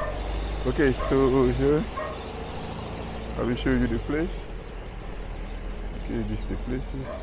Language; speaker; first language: English; non-native, fluent; French